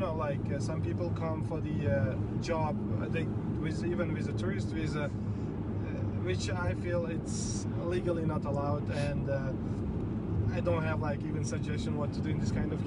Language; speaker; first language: English; non-native, fluent; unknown